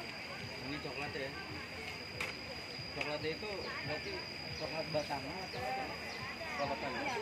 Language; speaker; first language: Indonesian; native; Indonesian